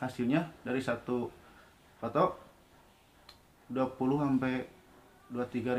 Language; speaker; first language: Indonesian; non-native, local second language; Sundanese